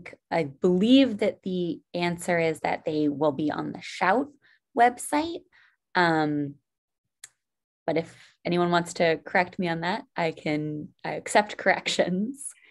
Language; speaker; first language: English; native; English